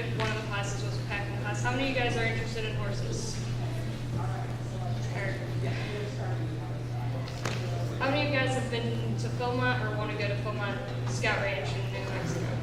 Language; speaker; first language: English; native; English